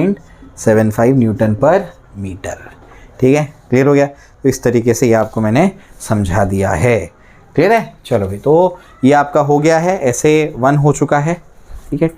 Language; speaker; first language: Hindi; native; Hindi